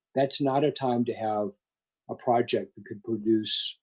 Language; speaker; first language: English; native; English